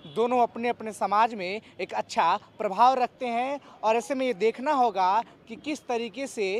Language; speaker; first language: Hindi; native; Hindi